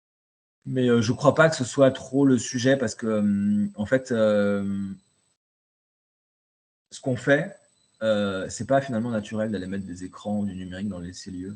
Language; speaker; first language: French; native; French